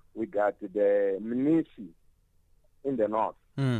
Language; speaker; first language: English; non-native, local second language; Tsonga